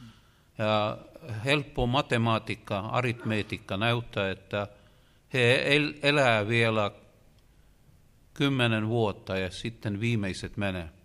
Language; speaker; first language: Finnish; non-native, learner; Russian